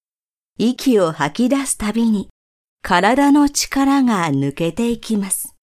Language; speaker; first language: Japanese; native; Japanese